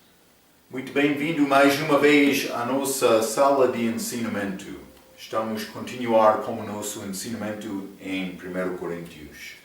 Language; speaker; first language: Portuguese; non-native, fluent; English